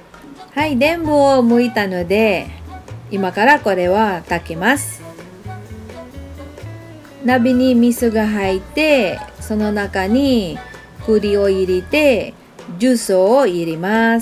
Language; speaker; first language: Japanese; non-native, fluent; Filipino